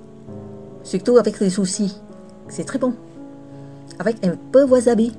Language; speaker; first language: French; non-native, fluent; Vietnamese